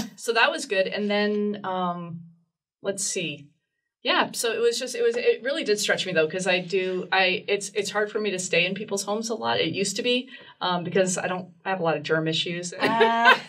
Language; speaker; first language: English; native; English